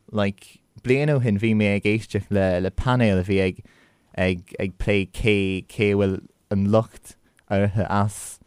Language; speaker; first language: Irish; non-native, local second language; English